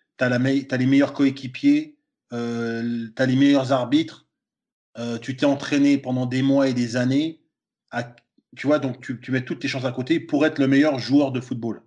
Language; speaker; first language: French; native; French